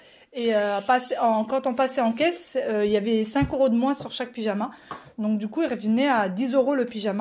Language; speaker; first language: French; native; French